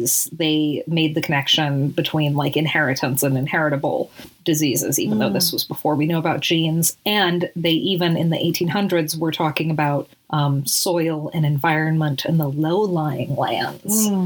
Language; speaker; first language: English; native; English